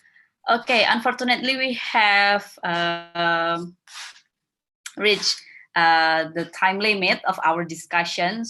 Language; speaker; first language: English; non-native, fluent; Indonesian